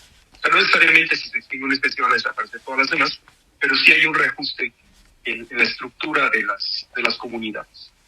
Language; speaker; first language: Spanish; native; Spanish